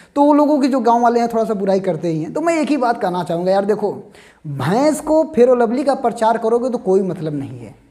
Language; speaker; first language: Hindi; native; Hindi